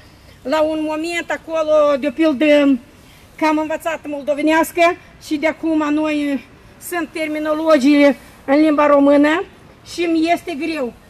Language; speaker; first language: Romanian; non-native, local second language; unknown